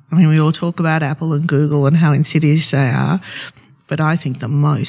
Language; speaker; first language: English; non-native, local second language; Arabic